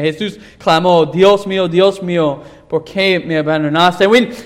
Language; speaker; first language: Spanish; non-native, fluent; English